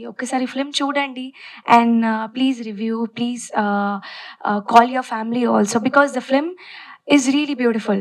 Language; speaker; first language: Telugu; non-native, learner; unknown